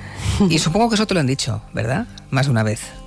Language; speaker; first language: Spanish; native; Spanish